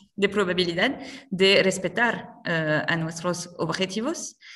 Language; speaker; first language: Spanish; non-native, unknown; French